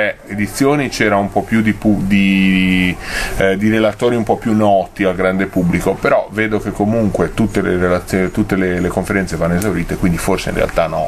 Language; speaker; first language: Italian; native; Italian